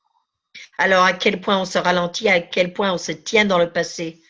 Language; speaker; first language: French; native; French